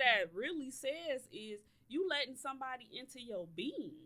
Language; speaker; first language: English; native; English